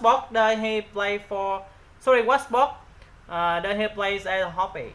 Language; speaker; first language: English; non-native, learner; Vietnamese